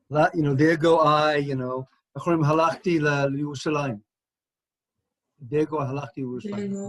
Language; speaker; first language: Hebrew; non-native, fluent; English